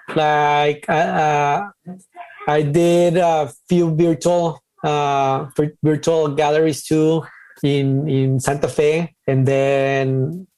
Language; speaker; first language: English; non-native, fluent; Spanish